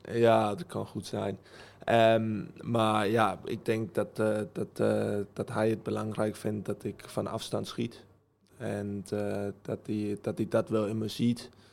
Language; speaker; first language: Dutch; early bilingual, heritage; Dutch